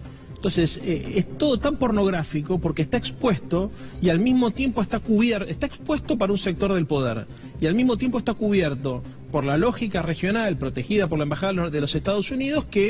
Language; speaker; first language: Spanish; native; Spanish